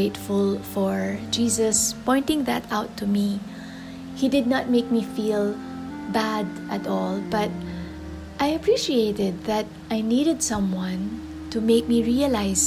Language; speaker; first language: English; non-native, local second language; Filipino